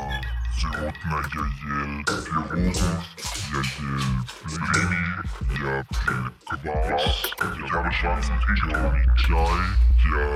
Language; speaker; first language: Russian; non-native, learner; German